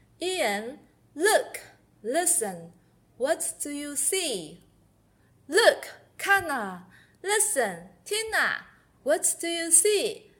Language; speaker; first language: English; non-native, fluent; Chinese